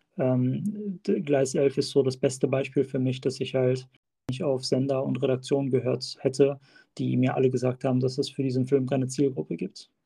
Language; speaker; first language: German; early bilingual, other home language; Turkish